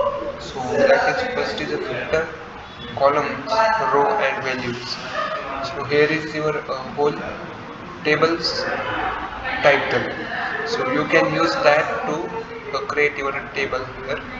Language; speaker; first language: English; non-native, learner; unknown